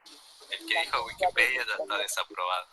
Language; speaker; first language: Spanish; native; Spanish